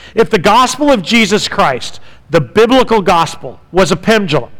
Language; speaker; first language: English; native; English